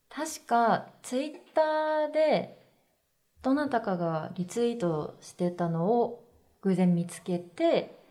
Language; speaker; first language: Japanese; native; Japanese